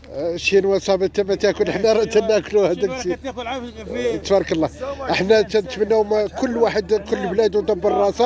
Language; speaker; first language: Arabic; native; Arabic